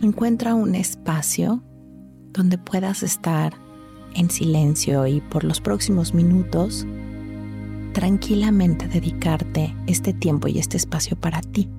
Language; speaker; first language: Spanish; native; Spanish